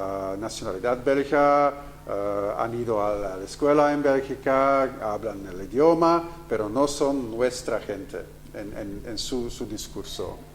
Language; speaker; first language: Spanish; non-native, fluent; Dutch